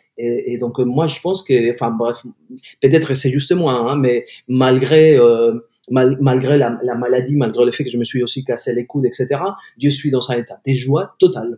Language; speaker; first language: French; non-native, fluent; Spanish